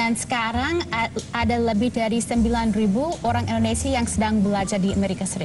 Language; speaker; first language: Indonesian; non-native, fluent; English